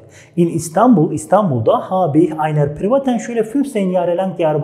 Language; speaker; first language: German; non-native, fluent; Turkish